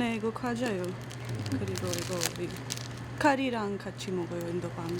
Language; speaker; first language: Korean; non-native, learner; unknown